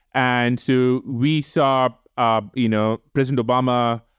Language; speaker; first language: English; non-native, local second language; Tamil